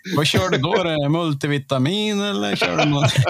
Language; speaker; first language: Swedish; native; Swedish